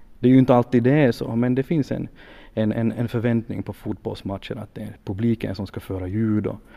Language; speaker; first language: Swedish; native; Swedish